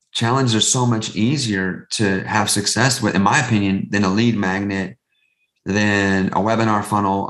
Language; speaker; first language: English; native; English